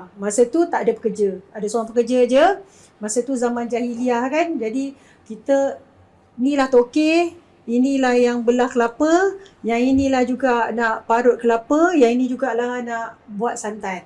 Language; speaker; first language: Malay; native; Malay